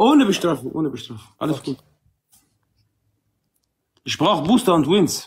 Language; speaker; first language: German; non-native, local second language; Arabic